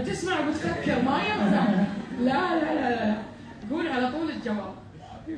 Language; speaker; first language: Arabic; native; Arabic